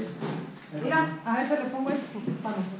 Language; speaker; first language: Spanish; native; Spanish